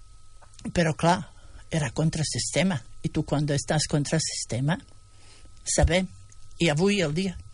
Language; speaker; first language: Catalan; non-native, fluent; Bosnian